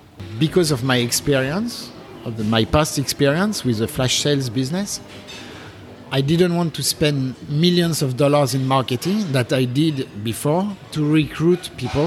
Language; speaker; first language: English; non-native, fluent; French